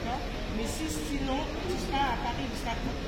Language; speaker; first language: French; native; French